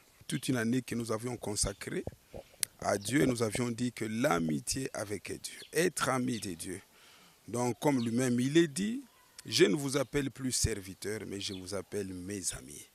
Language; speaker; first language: French; non-native, local second language; Lingala